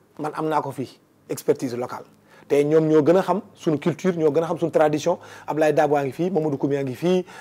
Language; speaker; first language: Wolof; non-native, local second language; Fula